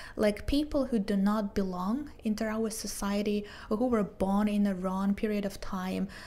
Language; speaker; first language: English; non-native, fluent; Hebrew